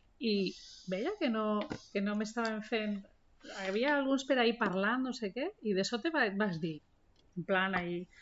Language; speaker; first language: Catalan; native; Catalan